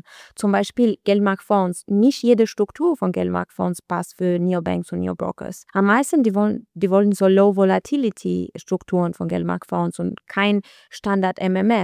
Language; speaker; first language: German; non-native, learner; Albanian